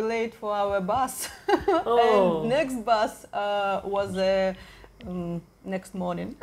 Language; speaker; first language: English; non-native, learner; Russian